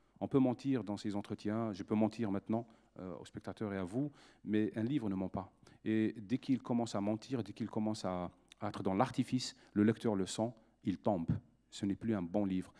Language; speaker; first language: French; non-native, local second language; Arabic